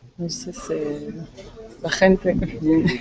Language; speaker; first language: Spanish; non-native, learner; French